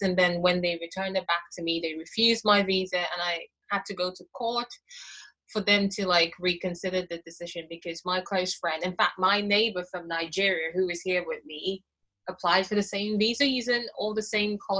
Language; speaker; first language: English; non-native, local second language; Igbo